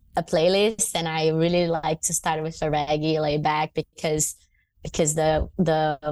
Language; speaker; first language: English; non-native, fluent; Portuguese